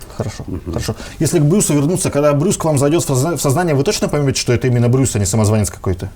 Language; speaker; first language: Russian; native; Russian